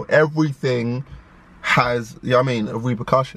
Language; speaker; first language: English; native; English